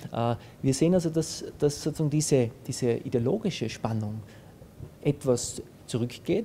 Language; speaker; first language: German; native; German